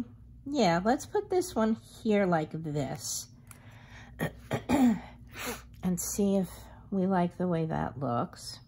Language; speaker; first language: English; native; English